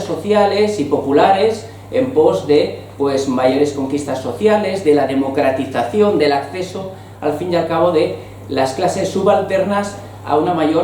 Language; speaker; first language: Spanish; native; Spanish